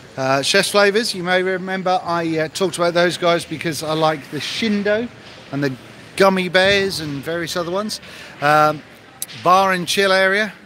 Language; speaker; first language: English; native; English